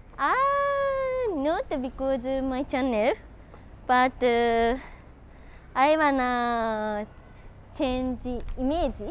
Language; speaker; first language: English; non-native, learner; Japanese